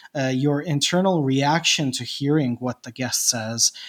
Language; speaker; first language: English; non-native, fluent; Bosnian